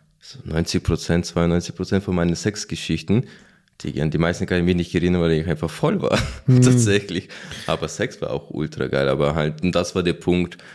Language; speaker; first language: German; non-native, fluent; Ukrainian